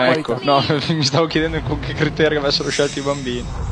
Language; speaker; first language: Italian; native; Italian